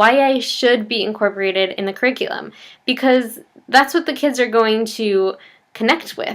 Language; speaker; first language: English; native; English